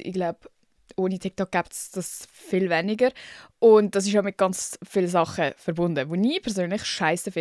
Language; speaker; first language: German; native; German